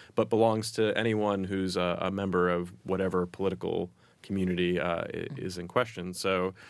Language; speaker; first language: English; native; English